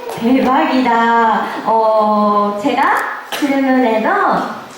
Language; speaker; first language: Korean; non-native, learner; Japanese